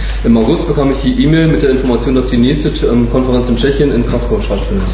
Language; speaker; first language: German; native; German